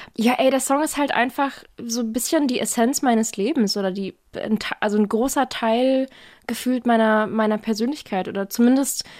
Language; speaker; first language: German; native; German